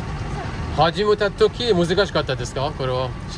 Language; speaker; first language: Japanese; non-native, learner; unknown